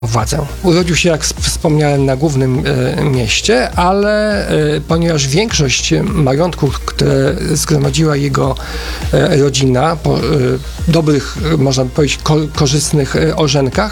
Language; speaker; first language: Polish; native; Polish